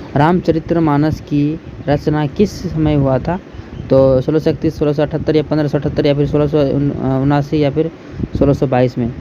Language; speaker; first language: Hindi; native; Hindi